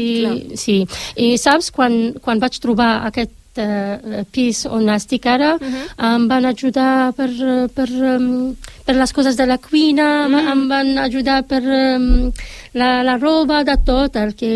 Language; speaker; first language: Catalan; non-native, learner; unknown